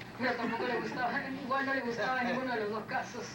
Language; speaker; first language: Spanish; native; Spanish